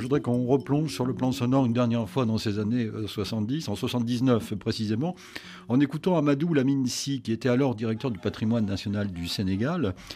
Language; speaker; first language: French; native; French